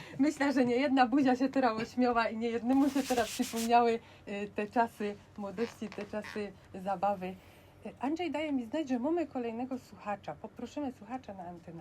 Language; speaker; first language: Polish; native; Polish